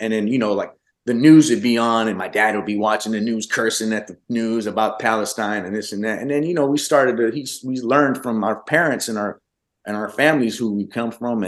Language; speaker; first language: English; early bilingual, other home language; Arabic